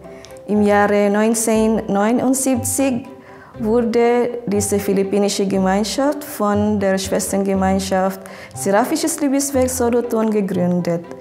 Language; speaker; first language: German; non-native, fluent; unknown